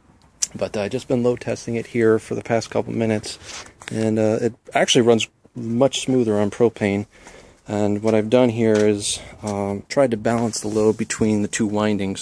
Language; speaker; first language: English; native; English